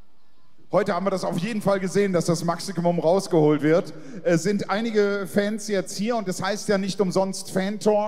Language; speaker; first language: German; native; German